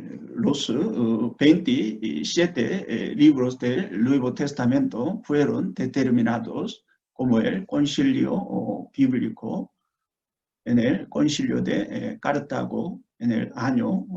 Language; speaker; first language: Spanish; non-native, fluent; Korean